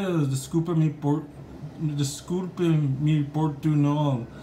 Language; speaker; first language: Portuguese; non-native, learner; English